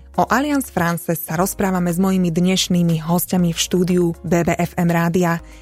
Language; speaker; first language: Slovak; native; Slovak